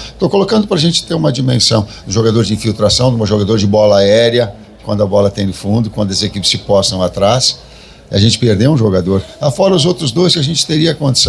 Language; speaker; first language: Portuguese; native; Portuguese